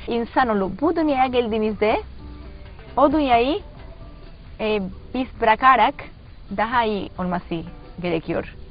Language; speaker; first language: Turkish; non-native, learner; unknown